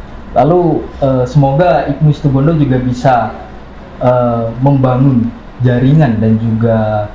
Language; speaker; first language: Indonesian; non-native, local second language; Javanese